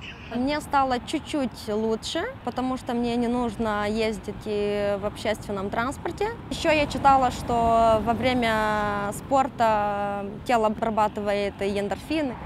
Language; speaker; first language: Russian; non-native, local second language; Romanian